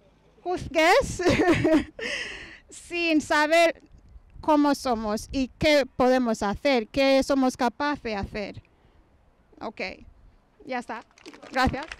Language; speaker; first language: Spanish; non-native, fluent; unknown